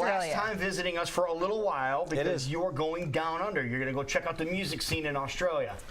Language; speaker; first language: English; native; English